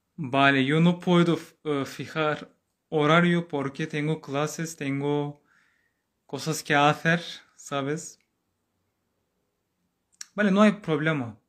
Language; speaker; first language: Spanish; non-native, learner; Turkish